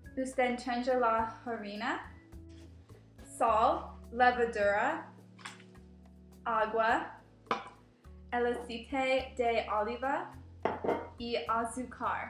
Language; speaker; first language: Spanish; non-native, learner; English